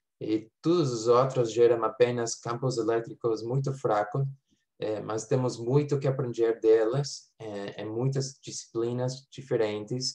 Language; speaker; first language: Portuguese; non-native, fluent; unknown